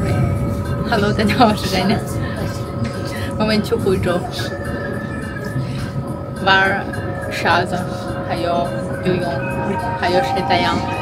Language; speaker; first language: Chinese; non-native, learner; Russian